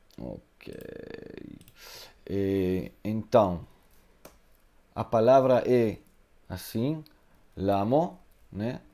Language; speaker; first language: Portuguese; non-native, fluent; Hebrew